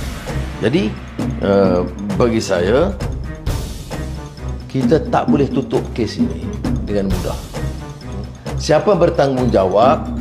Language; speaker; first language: Malay; native; Malay